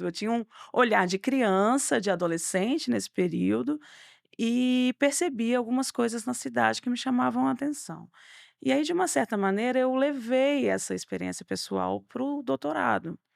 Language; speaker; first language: Portuguese; native; Portuguese